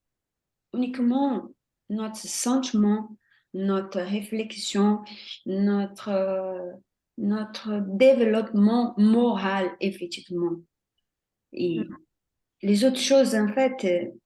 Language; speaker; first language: French; non-native, fluent; Portuguese